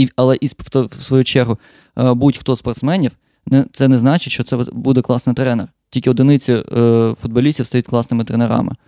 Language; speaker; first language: Ukrainian; non-native, local second language; Russian